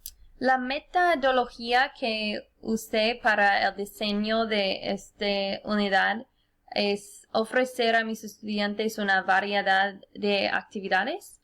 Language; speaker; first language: Spanish; non-native, fluent; English